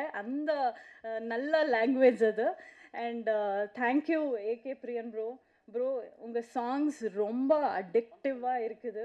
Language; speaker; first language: Tamil; non-native, learner; Kannada